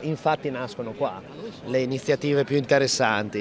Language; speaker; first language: Italian; native; Italian